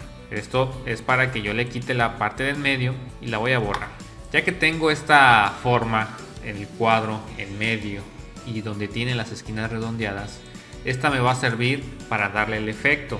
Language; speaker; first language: Spanish; native; Spanish